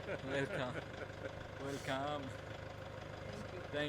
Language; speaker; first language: English; non-native, learner; Arabic